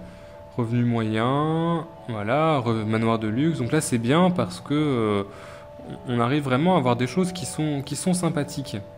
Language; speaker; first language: French; native; French